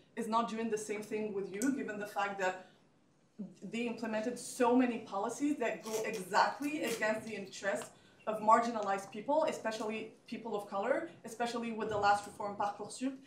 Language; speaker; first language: English; non-native, fluent; French